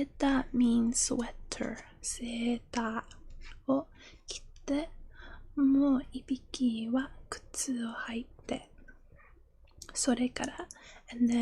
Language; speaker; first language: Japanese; non-native, learner; English